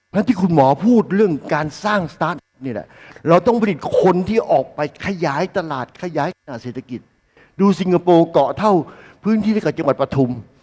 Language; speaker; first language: Thai; native; Thai